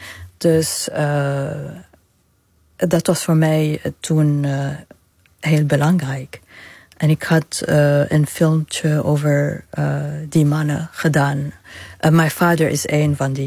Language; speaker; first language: Dutch; non-native, fluent; Arabic